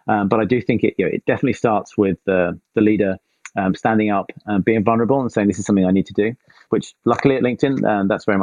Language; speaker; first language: English; native; English